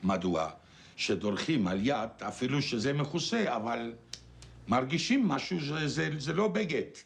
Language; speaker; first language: Hebrew; non-native, fluent; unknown